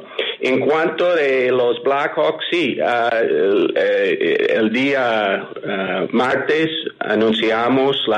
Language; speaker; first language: Spanish; non-native, fluent; English